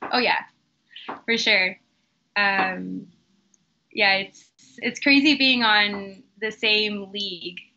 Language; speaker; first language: English; early bilingual, other home language; Spanish